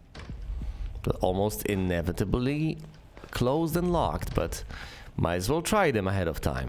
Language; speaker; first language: English; native; English